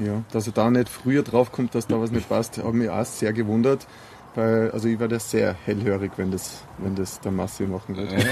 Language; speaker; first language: German; native; German